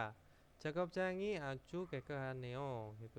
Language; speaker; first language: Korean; non-native, fluent; Indonesian